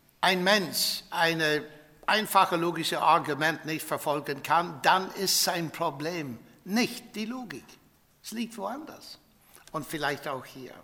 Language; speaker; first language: German; non-native, fluent; English